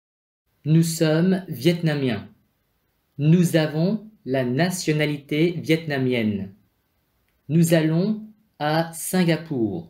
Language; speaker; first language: French; non-native, fluent; Vietnamese